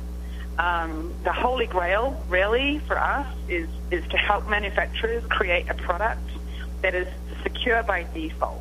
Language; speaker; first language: English; native; English